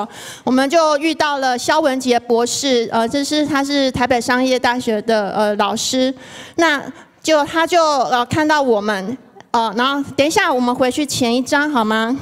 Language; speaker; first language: Chinese; native; Chinese